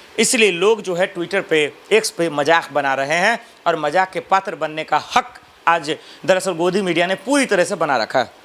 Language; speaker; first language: Hindi; native; Hindi